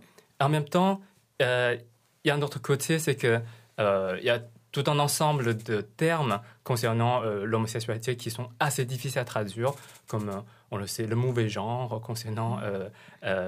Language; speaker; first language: French; non-native, fluent; Chinese